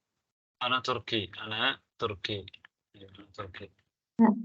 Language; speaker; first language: Arabic; non-native, fluent; Tamil